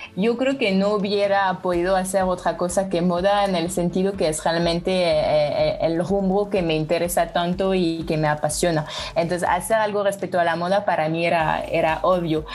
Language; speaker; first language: Spanish; non-native, fluent; French